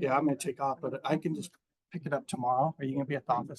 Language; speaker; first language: English; native; English